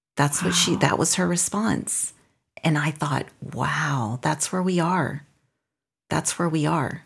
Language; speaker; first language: English; non-native, fluent; Spanish